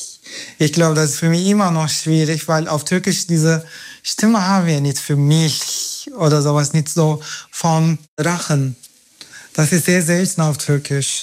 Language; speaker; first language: German; non-native, fluent; Turkish